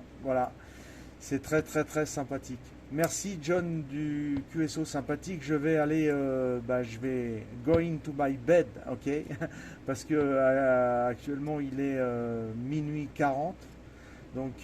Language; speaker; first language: French; native; French